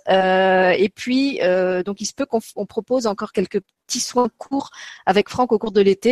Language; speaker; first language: French; native; French